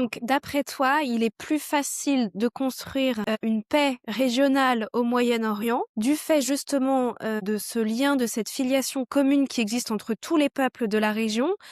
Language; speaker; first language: French; native; French